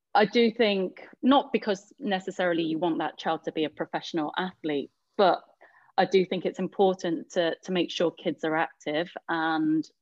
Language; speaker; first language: English; native; English